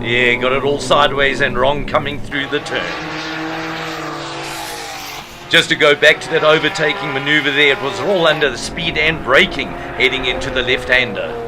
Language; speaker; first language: English; native; English